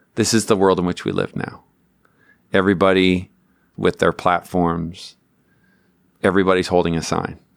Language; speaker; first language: English; native; English